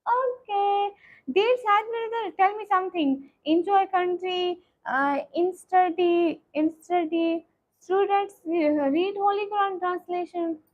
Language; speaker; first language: English; non-native, learner; Punjabi